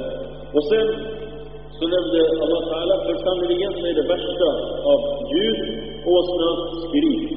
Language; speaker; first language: Swedish; early bilingual, other home language; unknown